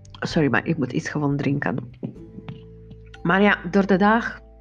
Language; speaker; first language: Dutch; non-native, learner; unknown